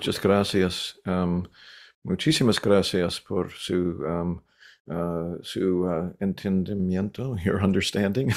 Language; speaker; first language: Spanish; non-native, learner; English